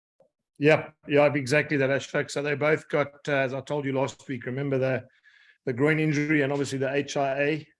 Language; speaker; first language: English; native; English